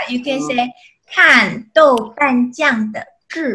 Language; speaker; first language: Chinese; native; Chinese